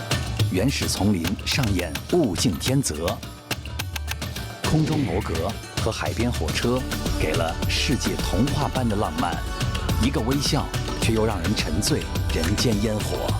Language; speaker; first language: Chinese; native; Chinese